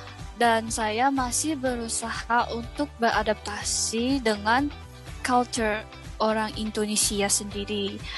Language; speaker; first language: Indonesian; non-native, learner; Chinese